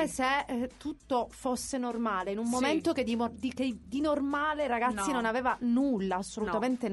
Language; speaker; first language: Italian; native; Italian